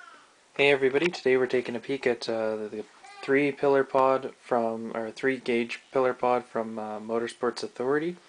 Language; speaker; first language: English; native; English